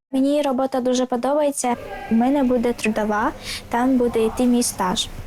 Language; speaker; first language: Ukrainian; non-native, local second language; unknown